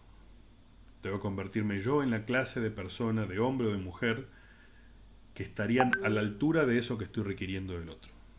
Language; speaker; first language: Spanish; native; Spanish